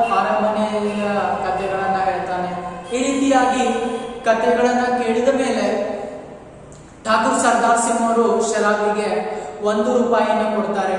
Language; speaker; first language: Kannada; native; Kannada